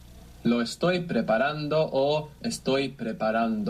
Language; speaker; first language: Spanish; non-native, fluent; English